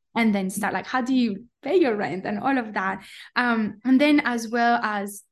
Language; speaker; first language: English; non-native, fluent; Spanish